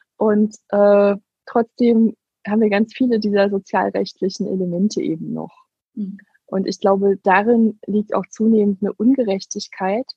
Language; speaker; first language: German; native; German